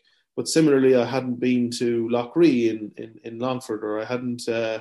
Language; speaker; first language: English; native; English